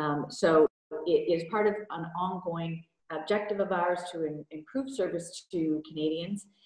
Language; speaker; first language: English; native; English